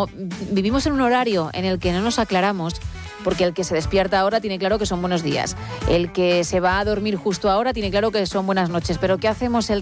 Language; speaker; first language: Spanish; native; Spanish